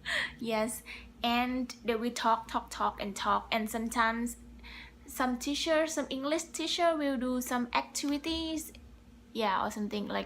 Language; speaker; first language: English; non-native, learner; Thai